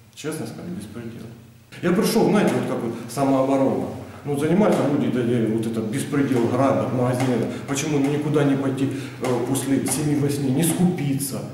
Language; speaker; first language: Russian; native; Russian